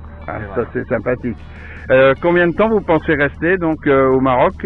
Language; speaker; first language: French; native; French